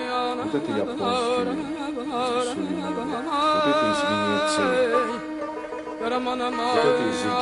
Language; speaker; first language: Russian; non-native, local second language; Azerbaijani